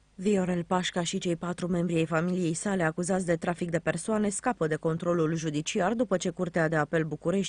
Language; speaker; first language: Romanian; native; Romanian